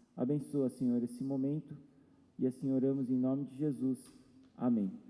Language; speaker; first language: Portuguese; native; Portuguese